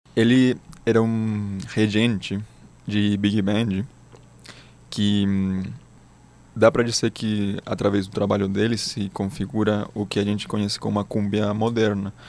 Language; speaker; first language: Portuguese; non-native, fluent; Spanish